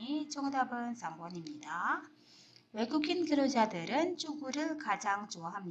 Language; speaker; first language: Korean; non-native, fluent; Indonesian